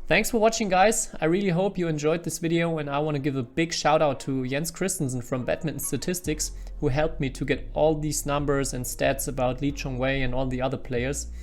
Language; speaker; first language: English; non-native, fluent; German